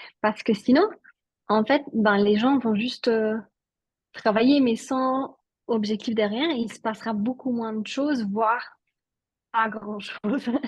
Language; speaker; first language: French; non-native, local second language; Italian